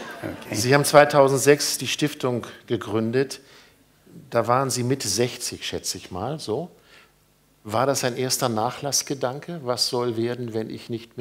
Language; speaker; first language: German; native; German